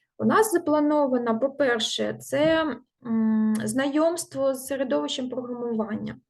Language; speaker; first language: Ukrainian; non-native, local second language; Russian